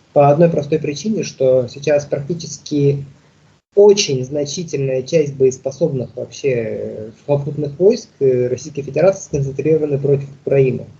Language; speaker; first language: Russian; native; Russian